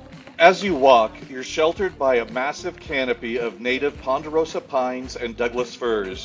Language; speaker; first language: English; native; English